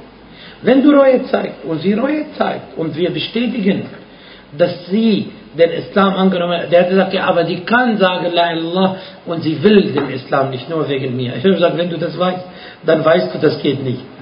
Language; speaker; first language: German; non-native, fluent; Arabic